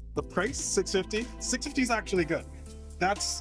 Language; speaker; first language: English; native; English